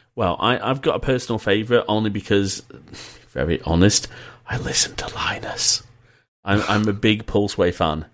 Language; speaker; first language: English; native; English